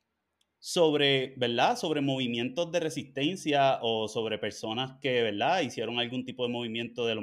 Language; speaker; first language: Spanish; native; Spanish